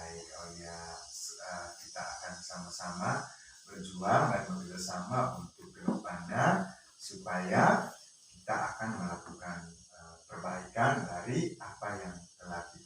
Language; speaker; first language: Indonesian; non-native, local second language; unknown